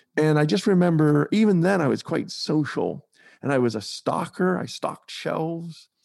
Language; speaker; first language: English; native; English